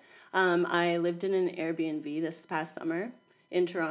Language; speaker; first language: English; native; English